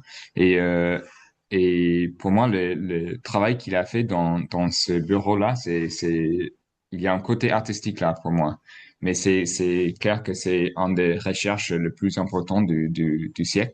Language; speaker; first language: French; non-native, fluent; English